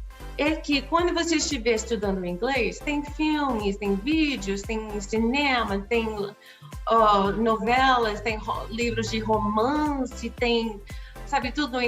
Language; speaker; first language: Portuguese; non-native, fluent; English